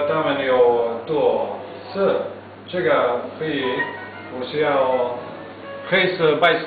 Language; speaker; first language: Chinese; non-native, learner; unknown